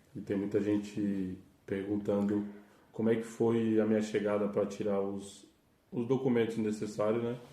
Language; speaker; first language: Portuguese; native; Portuguese